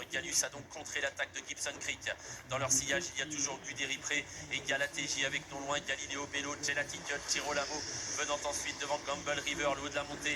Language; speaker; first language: French; native; French